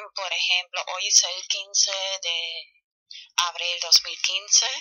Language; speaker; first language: Spanish; non-native, fluent; German